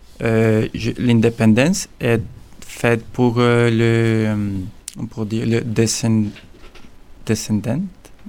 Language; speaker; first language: French; non-native, learner; Spanish